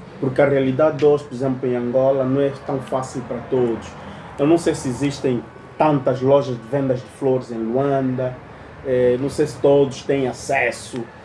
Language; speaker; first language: Portuguese; native; Portuguese